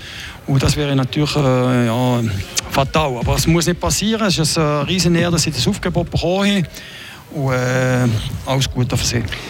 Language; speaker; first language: German; native; German